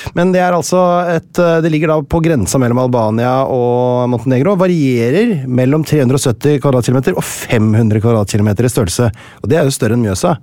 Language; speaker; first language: Norwegian; native; Norwegian